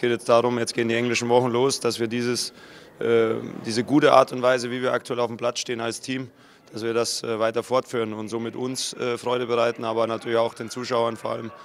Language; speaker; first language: German; native; German